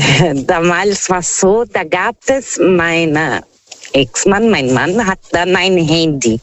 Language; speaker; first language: German; non-native, learner; Portuguese